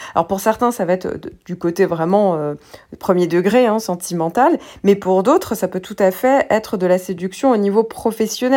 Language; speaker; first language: French; native; French